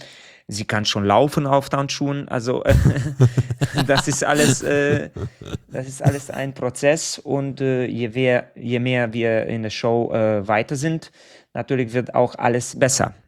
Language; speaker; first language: German; non-native, fluent; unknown